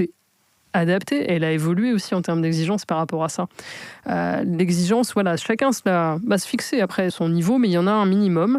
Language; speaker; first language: French; native; French